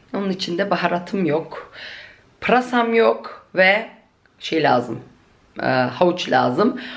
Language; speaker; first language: Turkish; native; Turkish